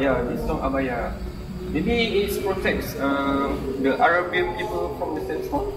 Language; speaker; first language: English; non-native, learner; Malay